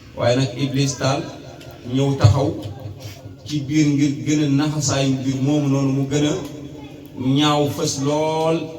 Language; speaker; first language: Wolof; non-native, local second language; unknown